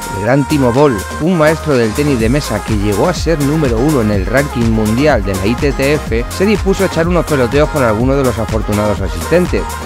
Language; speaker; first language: Spanish; native; Spanish